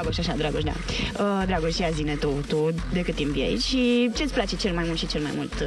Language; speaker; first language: Romanian; native; Romanian